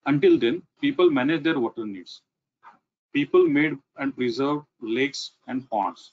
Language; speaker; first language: English; non-native, local second language; Marathi